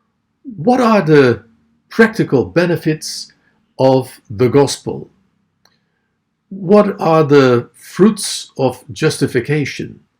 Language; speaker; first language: English; non-native, fluent; Dutch